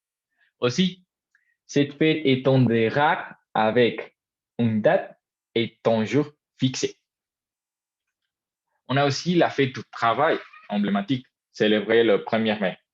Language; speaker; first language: French; non-native, learner; Spanish